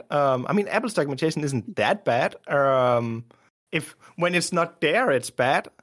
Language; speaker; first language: English; non-native, fluent; Danish